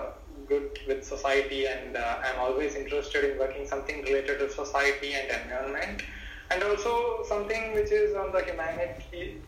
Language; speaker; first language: English; non-native, local second language; Malayalam